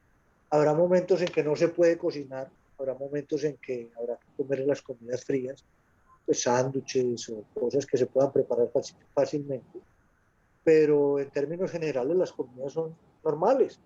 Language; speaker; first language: Spanish; native; Spanish